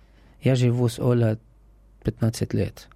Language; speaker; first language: Russian; non-native, learner; Arabic